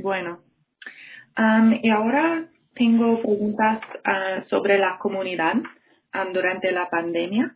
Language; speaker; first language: Spanish; non-native, fluent; English